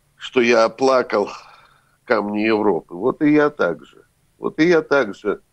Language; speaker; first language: Russian; native; Russian